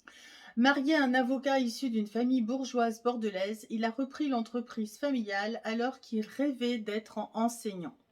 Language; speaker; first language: French; native; French